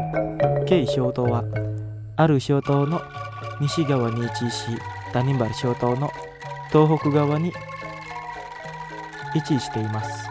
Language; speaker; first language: Japanese; non-native, fluent; Indonesian